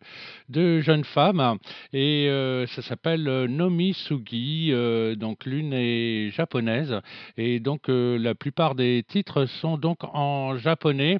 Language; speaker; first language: French; native; French